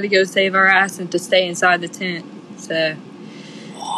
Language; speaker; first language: English; native; English